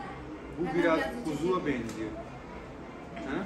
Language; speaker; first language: Turkish; non-native, learner; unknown